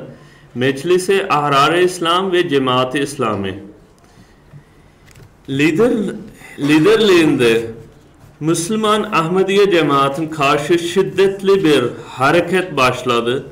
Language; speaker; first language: Turkish; non-native, learner; Urdu